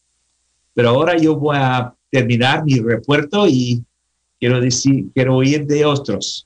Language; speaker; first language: Spanish; non-native, learner; English